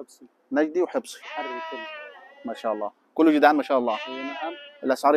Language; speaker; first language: Arabic; native; Arabic